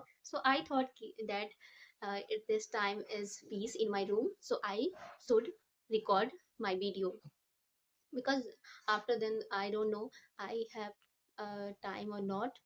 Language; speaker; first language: English; non-native, learner; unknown